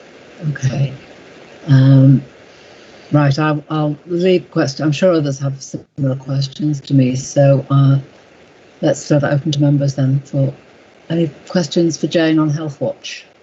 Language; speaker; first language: English; native; English